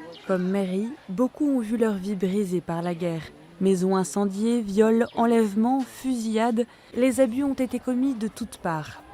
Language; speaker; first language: French; native; French